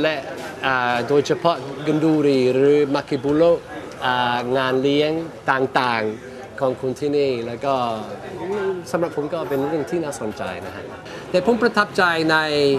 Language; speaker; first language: Thai; non-native, fluent; English